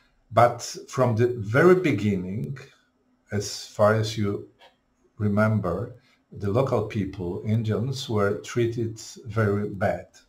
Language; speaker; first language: English; non-native, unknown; Polish